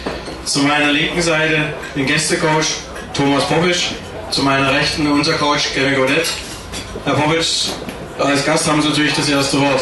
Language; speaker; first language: German; native; German